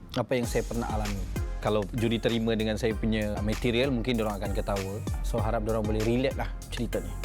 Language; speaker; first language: Malay; native; Malay